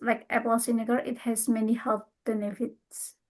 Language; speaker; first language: English; non-native, learner; Indonesian